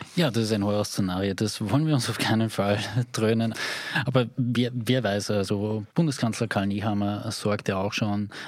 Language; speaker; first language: German; native; German